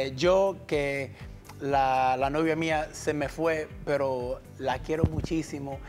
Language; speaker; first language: Spanish; early bilingual, heritage; Spanish